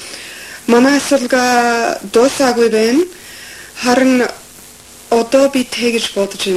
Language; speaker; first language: Mongolian; non-native, fluent; English